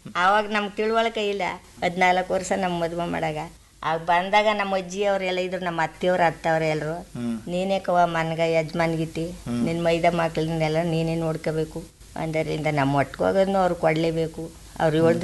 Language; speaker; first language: Kannada; native; Kannada